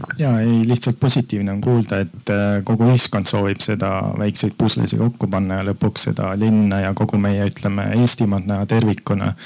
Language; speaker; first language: Estonian; native; Estonian